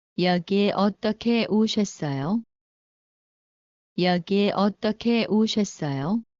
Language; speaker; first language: Korean; non-native, learner; Bangla